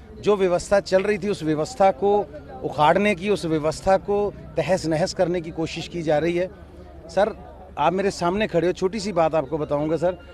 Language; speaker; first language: Hindi; non-native, local second language; Punjabi